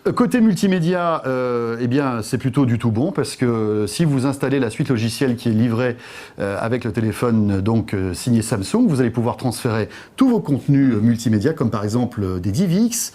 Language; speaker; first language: French; native; French